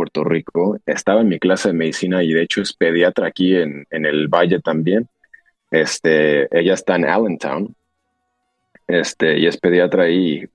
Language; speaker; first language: Spanish; early bilingual, heritage; Spanish